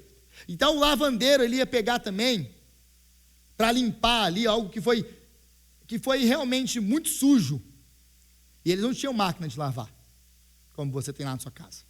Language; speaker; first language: Portuguese; native; Portuguese